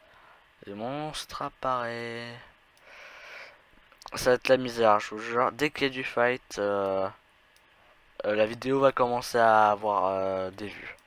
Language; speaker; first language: French; native; French